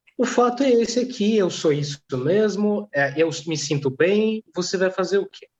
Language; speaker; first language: Portuguese; non-native, fluent; Polish